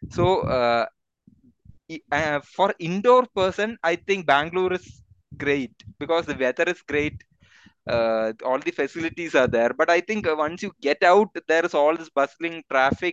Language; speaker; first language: English; non-native, local second language; Malayalam